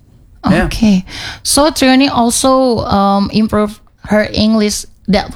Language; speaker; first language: English; non-native, fluent; Indonesian